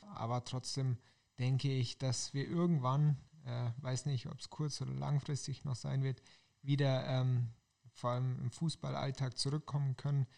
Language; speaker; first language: German; native; German